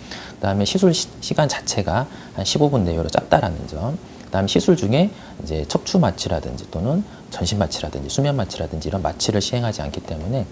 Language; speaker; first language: Korean; native; Korean